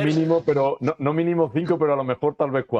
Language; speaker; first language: Spanish; native; Spanish